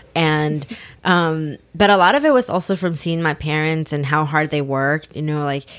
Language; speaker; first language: English; early bilingual, other home language; Spanish